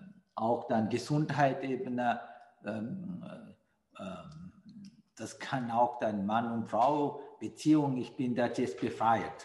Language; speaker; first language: German; non-native, fluent; Sinhala